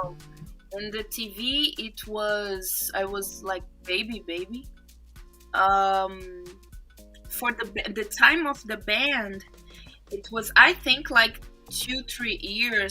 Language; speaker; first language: English; non-native, fluent; Portuguese